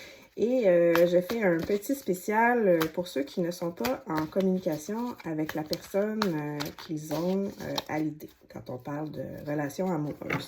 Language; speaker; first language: French; native; French